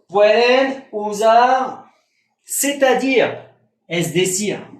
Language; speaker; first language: Spanish; non-native, fluent; French